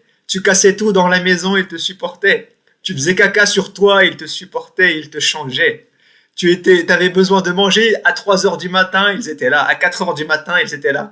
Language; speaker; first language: French; native; French